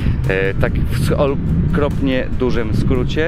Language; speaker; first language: Polish; native; Polish